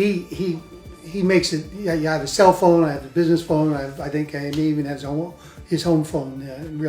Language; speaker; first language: English; native; English